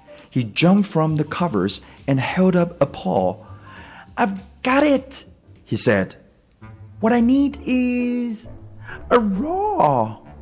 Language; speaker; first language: English; non-native, fluent; Chinese